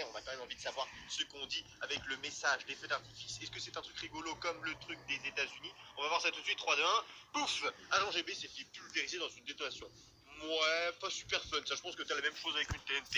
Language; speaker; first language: French; native; French